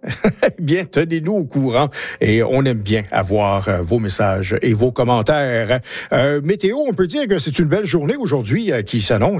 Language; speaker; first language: French; native; French